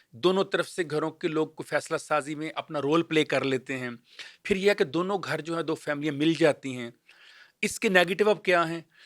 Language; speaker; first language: Urdu; native; Urdu